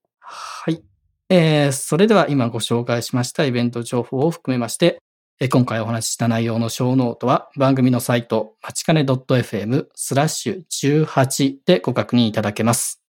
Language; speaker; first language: Japanese; native; Japanese